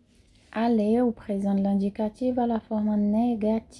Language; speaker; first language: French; non-native, fluent; Portuguese